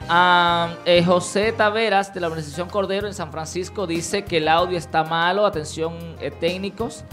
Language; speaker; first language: Spanish; native; Spanish